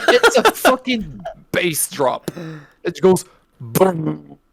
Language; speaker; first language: English; native; English